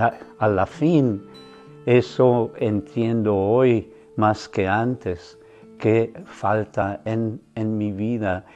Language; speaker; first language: Spanish; non-native, fluent; German